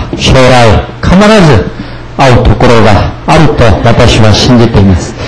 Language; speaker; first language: Japanese; non-native, fluent; Korean